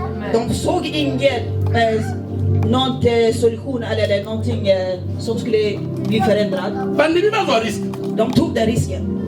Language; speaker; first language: Swedish; non-native, learner; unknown